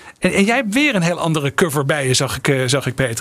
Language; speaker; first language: Dutch; native; Dutch